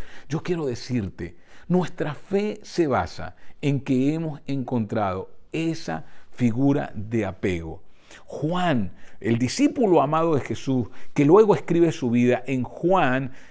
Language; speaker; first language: Spanish; native; Spanish